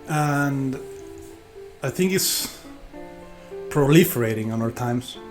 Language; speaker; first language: English; non-native, fluent; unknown